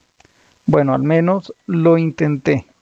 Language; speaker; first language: Spanish; native; Spanish